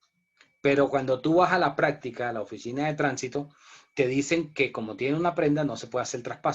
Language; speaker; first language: Spanish; native; Spanish